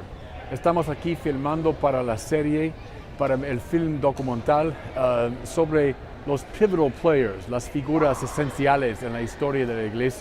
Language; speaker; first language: Spanish; non-native, fluent; English